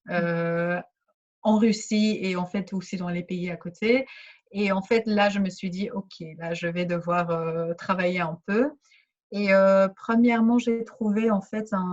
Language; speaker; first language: French; early bilingual, other home language; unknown